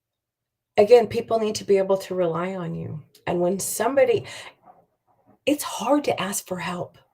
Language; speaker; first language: English; native; English